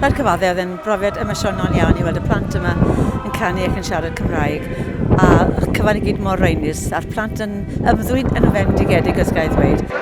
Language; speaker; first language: Welsh; native; Welsh